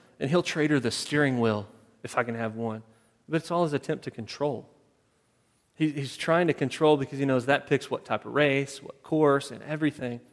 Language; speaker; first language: English; native; English